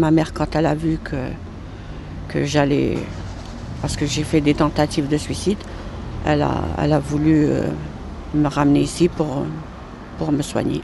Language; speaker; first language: French; non-native, local second language; Arabic